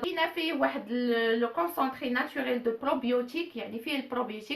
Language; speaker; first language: Arabic; native; Arabic